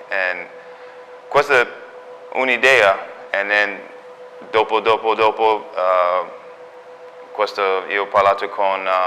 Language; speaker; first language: Italian; non-native, learner; English